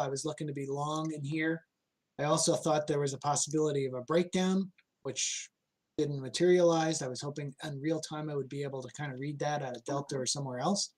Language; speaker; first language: English; native; English